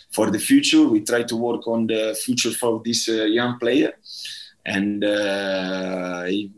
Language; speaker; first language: English; non-native, learner; Italian